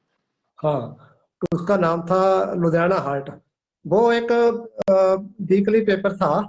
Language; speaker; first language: Hindi; non-native, local second language; Punjabi